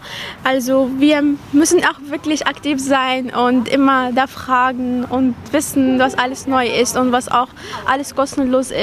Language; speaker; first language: German; non-native, fluent; Arabic